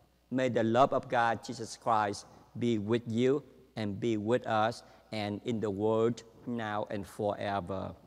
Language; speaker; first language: English; non-native, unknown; Vietnamese